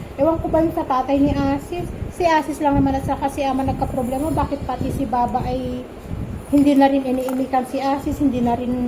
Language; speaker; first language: Filipino; non-native, local second language; Iloko